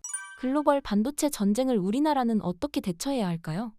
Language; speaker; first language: Korean; native; Korean